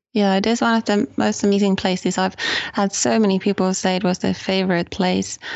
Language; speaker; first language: English; non-native, fluent; Finnish